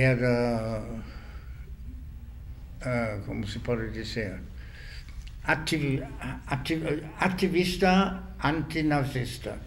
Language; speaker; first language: Portuguese; non-native, fluent; German